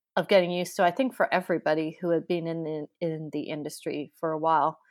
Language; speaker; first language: English; native; English